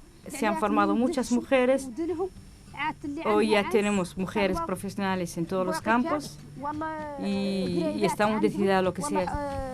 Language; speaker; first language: Spanish; non-native, local second language; Arabic